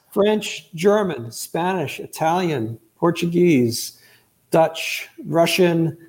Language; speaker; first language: English; native; English